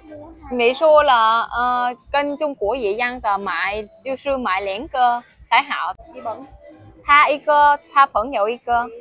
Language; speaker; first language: Chinese; non-native, fluent; Vietnamese